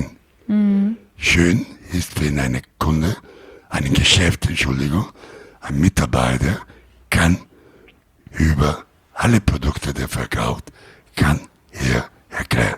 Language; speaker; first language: German; non-native, learner; Italian